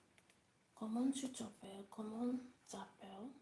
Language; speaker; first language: French; non-native, learner; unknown